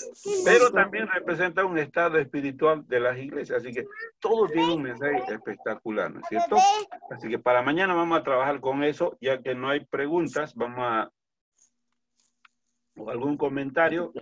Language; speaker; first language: Spanish; native; Spanish